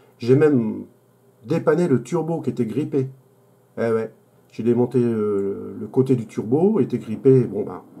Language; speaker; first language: French; native; French